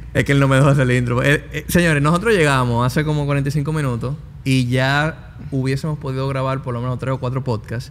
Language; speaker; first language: Spanish; native; Spanish